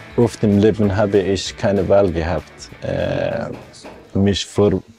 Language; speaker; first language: German; non-native, fluent; Persian